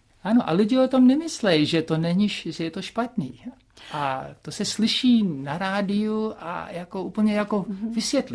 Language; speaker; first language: Czech; early bilingual, heritage; Czech